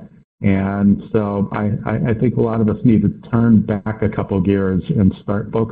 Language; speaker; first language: English; native; English